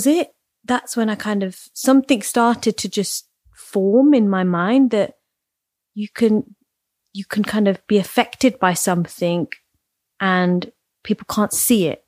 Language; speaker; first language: English; native; English